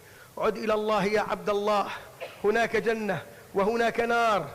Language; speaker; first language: Arabic; native; Arabic